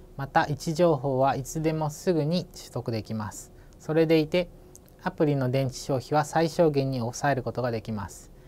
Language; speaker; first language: Japanese; native; Japanese